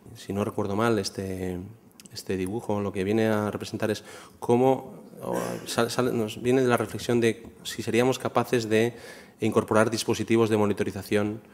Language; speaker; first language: Spanish; non-native, local second language; Catalan